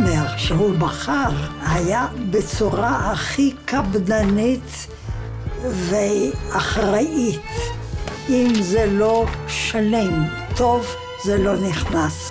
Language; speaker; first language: Hebrew; non-native, fluent; Yiddish